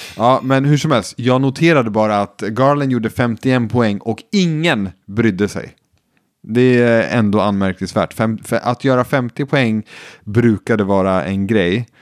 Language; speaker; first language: Swedish; native; Swedish